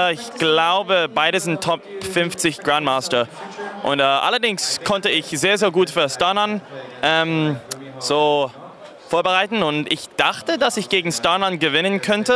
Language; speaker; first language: German; non-native, fluent; English